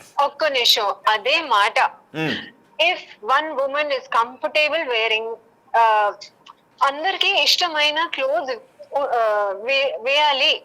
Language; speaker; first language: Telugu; non-native, local second language; Hindi